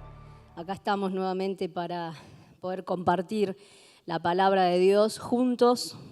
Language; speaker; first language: Spanish; native; Spanish